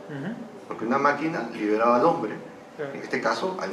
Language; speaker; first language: Spanish; native; Spanish